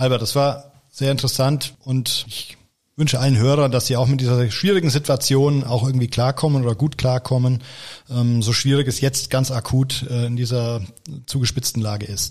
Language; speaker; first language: German; native; German